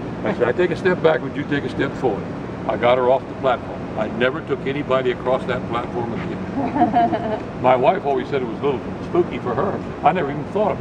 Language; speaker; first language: English; native; English